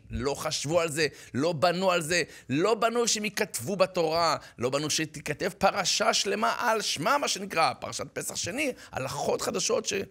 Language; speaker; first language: Hebrew; native; Hebrew